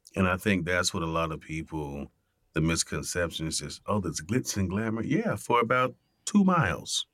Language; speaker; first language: English; native; English